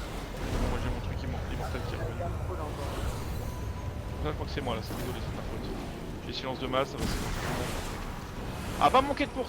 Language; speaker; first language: French; native; French